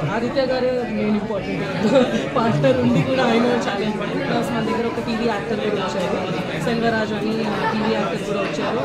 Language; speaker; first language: Telugu; non-native, local second language; Hindi